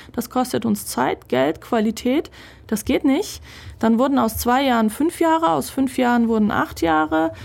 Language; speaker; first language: German; early bilingual, other home language; Turkish